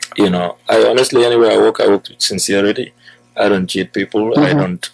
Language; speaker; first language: English; non-native, local second language; Wolof